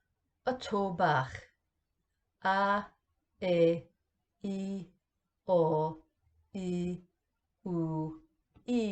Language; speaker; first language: Welsh; non-native, learner; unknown